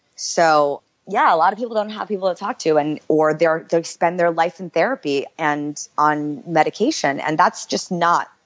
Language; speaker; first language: English; native; English